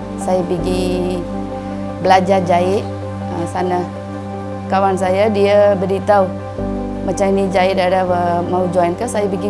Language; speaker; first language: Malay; non-native, local second language; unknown